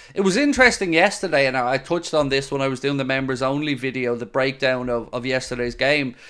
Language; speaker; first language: English; native; English